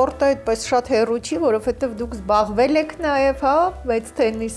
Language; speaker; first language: Armenian; native; Armenian